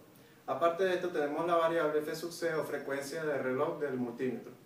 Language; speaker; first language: Spanish; native; Spanish